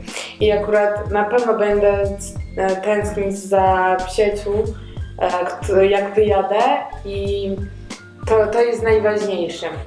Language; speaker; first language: Polish; non-native, learner; Georgian